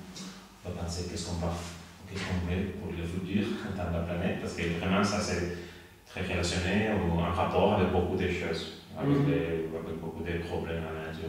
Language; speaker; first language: French; non-native, learner; Spanish